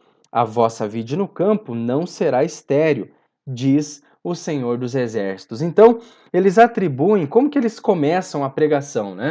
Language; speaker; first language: Portuguese; native; Portuguese